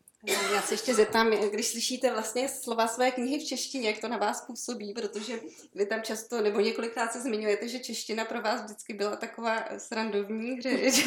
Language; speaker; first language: Czech; native; Czech